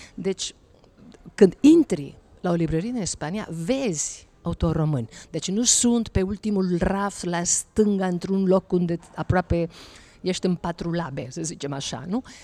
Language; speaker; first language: Romanian; non-native, fluent; Spanish